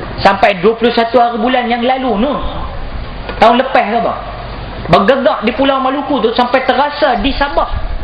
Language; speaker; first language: Malay; native; Malay